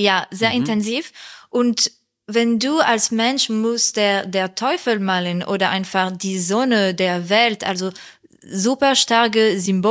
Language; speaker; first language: German; non-native, fluent; French